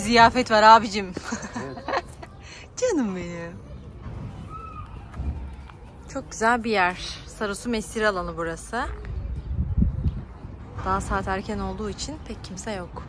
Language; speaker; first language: Turkish; native; Turkish